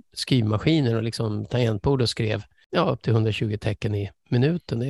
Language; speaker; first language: Swedish; early bilingual, other home language; English